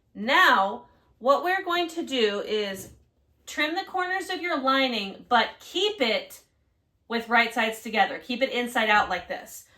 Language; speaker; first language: English; native; English